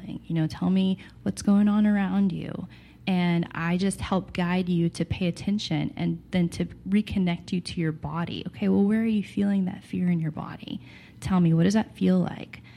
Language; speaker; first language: English; native; English